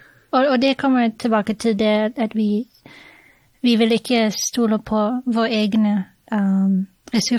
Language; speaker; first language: Norwegian; non-native, fluent; English